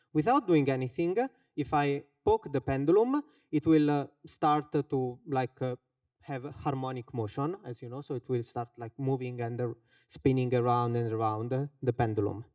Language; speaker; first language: English; non-native, fluent; Finnish